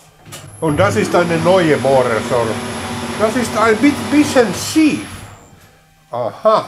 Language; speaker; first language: German; non-native, learner; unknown